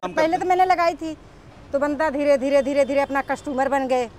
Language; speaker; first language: Hindi; native; Hindi